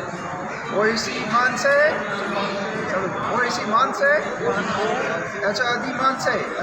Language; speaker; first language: Korean; non-native, learner; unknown